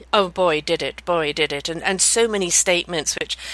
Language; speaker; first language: English; native; English